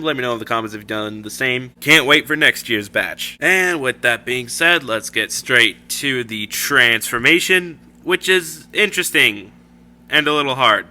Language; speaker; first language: English; native; English